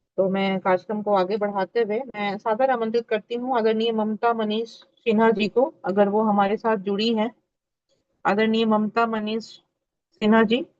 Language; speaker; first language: Hindi; native; Hindi